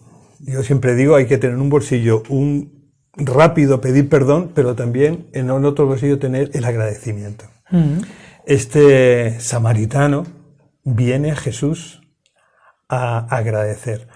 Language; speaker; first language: Spanish; native; Spanish